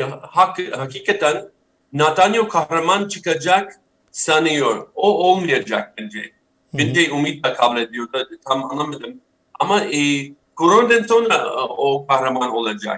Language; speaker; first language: Turkish; non-native, fluent; English